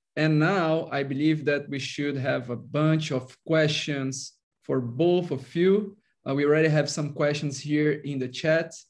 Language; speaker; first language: English; non-native, fluent; Portuguese